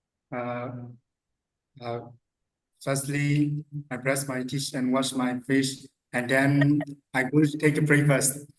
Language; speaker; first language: English; non-native, learner; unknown